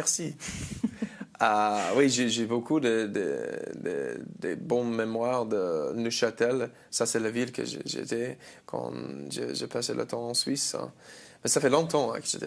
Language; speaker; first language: French; non-native, learner; English